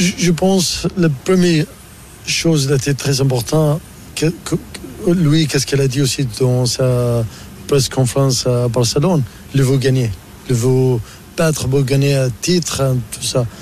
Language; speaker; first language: French; non-native, learner; Arabic